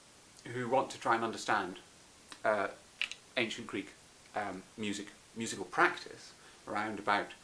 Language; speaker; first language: English; native; English